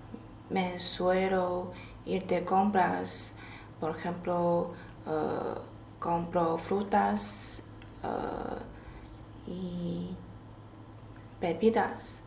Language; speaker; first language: Spanish; non-native, learner; Chinese